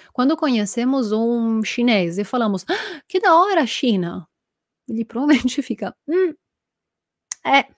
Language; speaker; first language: Portuguese; non-native, fluent; Italian